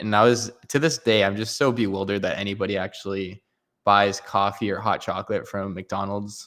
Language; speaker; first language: English; native; English